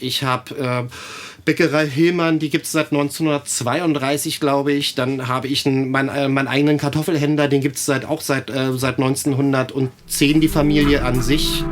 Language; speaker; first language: German; native; German